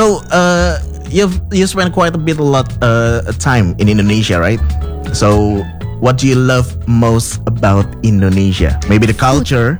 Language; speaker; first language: English; non-native, fluent; Indonesian